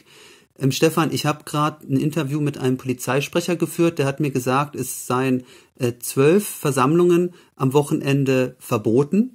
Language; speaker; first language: German; native; German